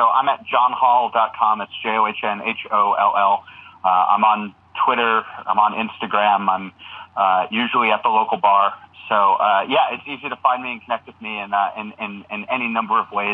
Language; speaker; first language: English; native; English